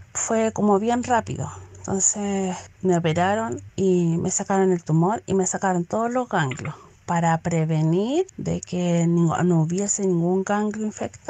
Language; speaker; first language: Spanish; native; Spanish